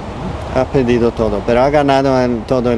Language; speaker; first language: Spanish; non-native, learner; Swedish